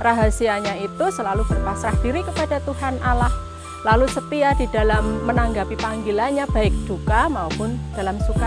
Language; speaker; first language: Indonesian; non-native, local second language; Javanese